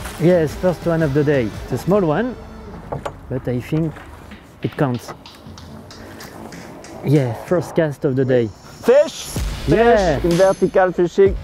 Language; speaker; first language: English; non-native, fluent; French